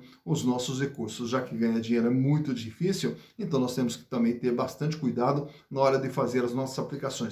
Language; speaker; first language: Portuguese; native; Portuguese